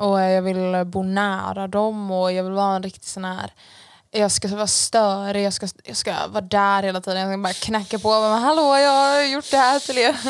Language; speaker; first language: Swedish; early bilingual, other home language; Persian